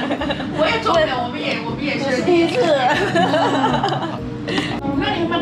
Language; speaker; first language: Chinese; early bilingual, heritage; English